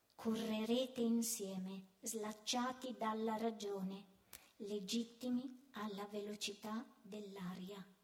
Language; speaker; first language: Italian; native; Italian